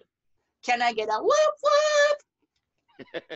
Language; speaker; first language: English; non-native, fluent; Japanese